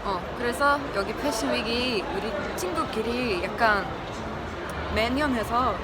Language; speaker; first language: Korean; non-native, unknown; Swedish